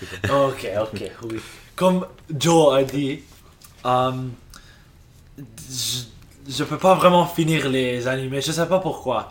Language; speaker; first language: French; non-native, local second language; English